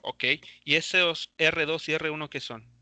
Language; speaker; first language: Spanish; native; Spanish